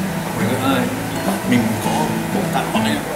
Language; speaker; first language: Vietnamese; non-native, learner; Japanese